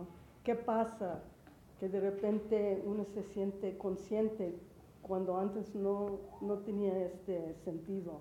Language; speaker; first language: Spanish; early bilingual, heritage; English